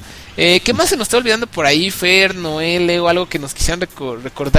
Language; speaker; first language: Spanish; native; Spanish